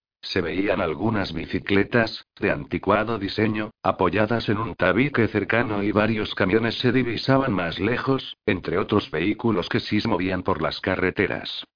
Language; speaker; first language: Spanish; native; Spanish